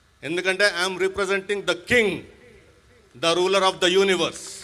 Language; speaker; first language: Telugu; non-native, local second language; Hindi